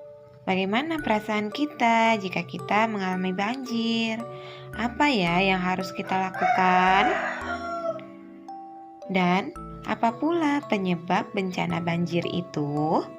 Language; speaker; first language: Indonesian; native; Indonesian